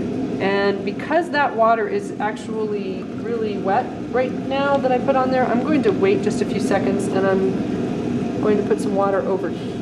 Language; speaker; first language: English; native; English